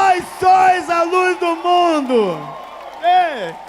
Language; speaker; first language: Portuguese; native; Portuguese